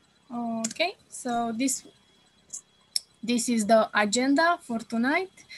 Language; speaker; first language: English; non-native, fluent; Romanian